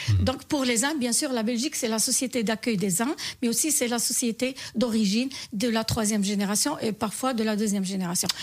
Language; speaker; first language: French; non-native, local second language; Arabic